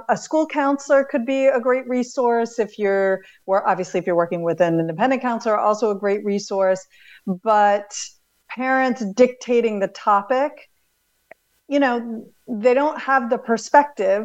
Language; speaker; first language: English; native; English